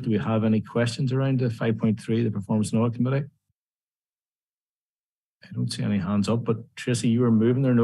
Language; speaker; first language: English; native; English